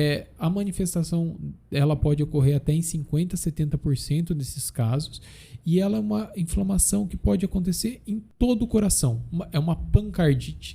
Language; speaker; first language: Portuguese; native; Portuguese